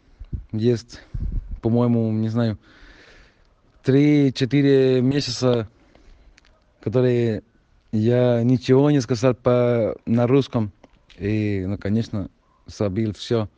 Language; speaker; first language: Russian; non-native, learner; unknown